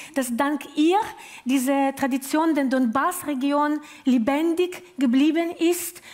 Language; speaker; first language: German; non-native, learner; Ukrainian